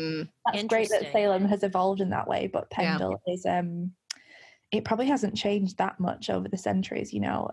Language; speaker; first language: English; native; English